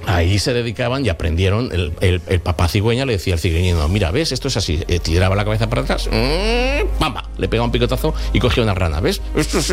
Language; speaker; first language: Spanish; native; Spanish